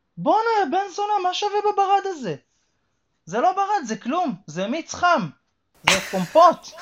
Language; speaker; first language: Hebrew; native; Hebrew